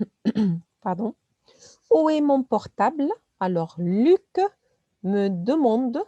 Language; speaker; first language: French; non-native, fluent; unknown